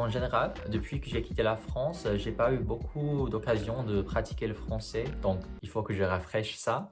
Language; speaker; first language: French; non-native, fluent; English